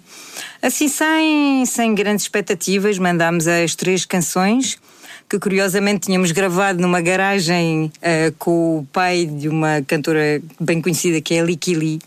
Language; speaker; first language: Portuguese; native; Portuguese